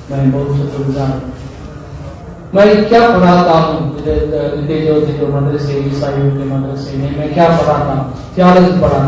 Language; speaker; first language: Hindi; non-native, local second language; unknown